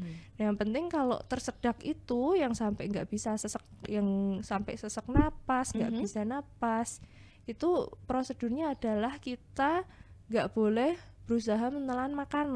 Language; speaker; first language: Indonesian; native; Indonesian